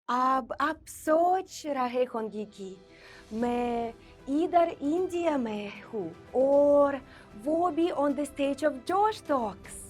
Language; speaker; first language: Hindi; non-native, learner; Russian